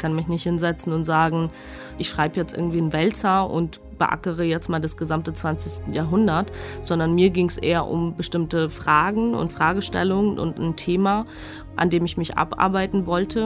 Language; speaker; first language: German; non-native, fluent; Georgian